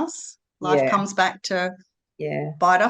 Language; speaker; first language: English; native; English